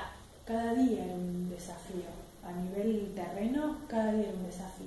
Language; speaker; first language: Spanish; native; Spanish